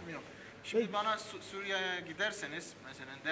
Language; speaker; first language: Turkish; early bilingual, heritage; Armenian